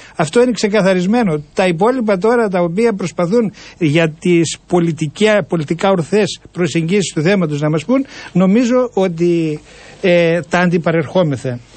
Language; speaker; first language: Greek; native; Greek